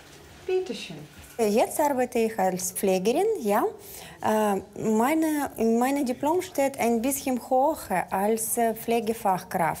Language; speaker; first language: German; non-native, learner; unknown